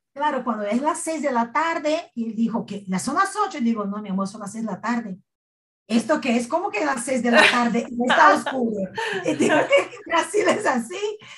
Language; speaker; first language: Spanish; non-native, fluent; Portuguese